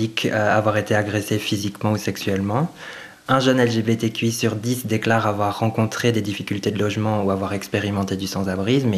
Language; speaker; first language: French; native; French